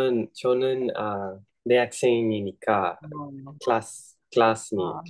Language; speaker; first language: Korean; non-native, learner; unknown